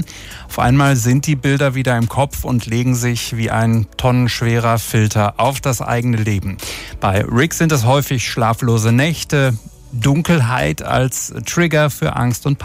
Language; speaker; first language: German; native; German